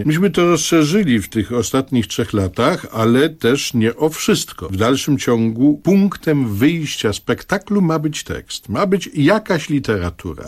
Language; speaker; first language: Polish; native; Polish